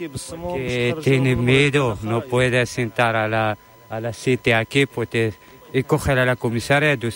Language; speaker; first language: Spanish; non-native, learner; Arabic